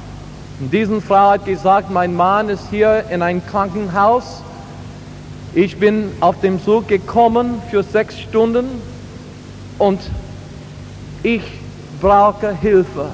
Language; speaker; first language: German; non-native, learner; English